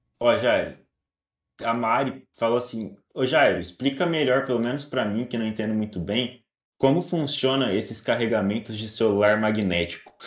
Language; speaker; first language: Portuguese; native; Portuguese